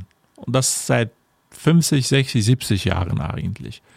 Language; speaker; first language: German; non-native, fluent; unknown